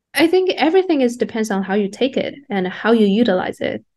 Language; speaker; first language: English; non-native, fluent; Chinese